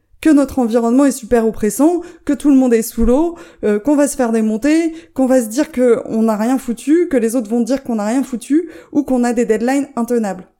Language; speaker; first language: French; native; French